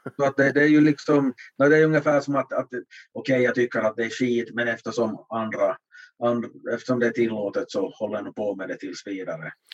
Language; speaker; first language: Swedish; native; Swedish